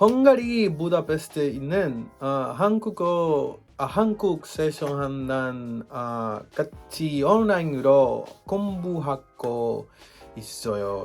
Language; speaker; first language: Korean; non-native, learner; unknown